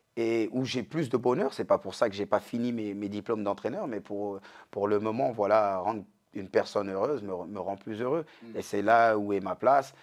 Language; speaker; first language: French; native; French